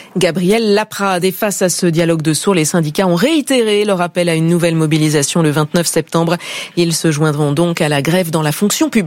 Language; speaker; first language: French; native; French